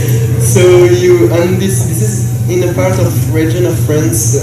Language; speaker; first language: English; non-native, learner; French